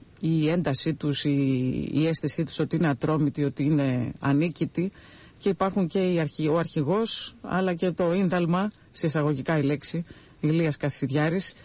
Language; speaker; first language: Greek; native; Greek